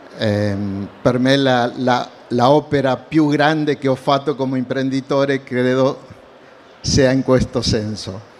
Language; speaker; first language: Italian; non-native, learner; Spanish